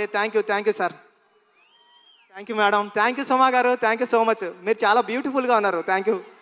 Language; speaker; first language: Telugu; native; Telugu